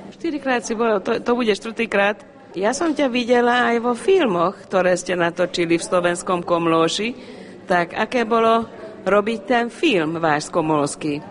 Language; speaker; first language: Slovak; non-native, local second language; Hungarian